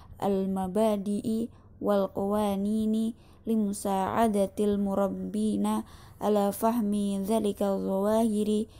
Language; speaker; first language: Arabic; non-native, learner; Indonesian